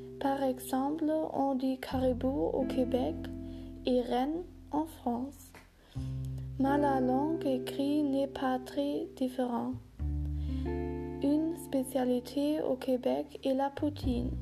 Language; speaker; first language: French; non-native, learner; German